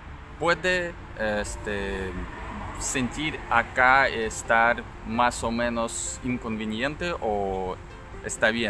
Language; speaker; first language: Spanish; non-native, learner; Russian